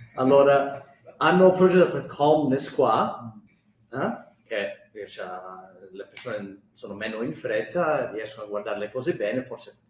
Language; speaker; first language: Italian; non-native, fluent; English